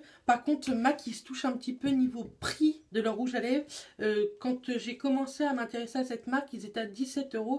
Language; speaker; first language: French; native; French